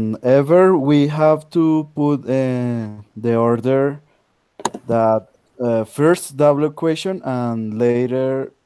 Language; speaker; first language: English; non-native, learner; Spanish